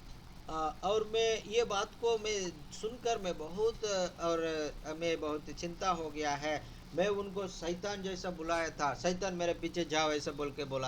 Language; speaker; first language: Hindi; non-native, local second language; Telugu